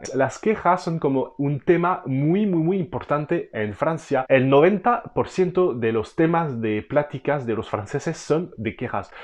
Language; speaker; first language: Spanish; non-native, fluent; French